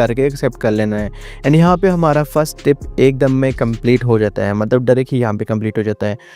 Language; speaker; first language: Urdu; non-native, local second language; Northern Hindko